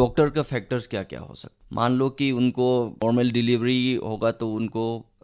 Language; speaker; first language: Hindi; non-native, local second language; Manipuri